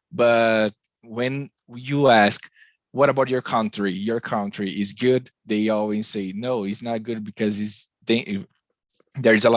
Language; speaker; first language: English; non-native, learner; Portuguese